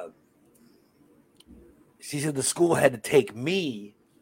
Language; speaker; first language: English; early bilingual, other home language; Spanish